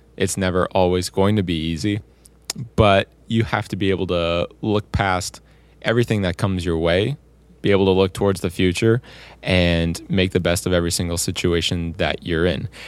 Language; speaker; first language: English; native; English